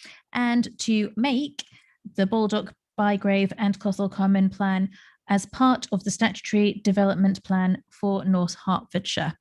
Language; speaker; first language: English; native; English